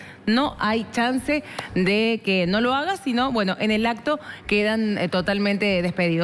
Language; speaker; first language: Spanish; native; Spanish